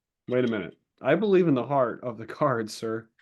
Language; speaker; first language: English; native; English